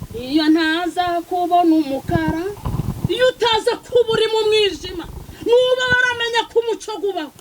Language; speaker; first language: Kinyarwanda; non-native, local second language; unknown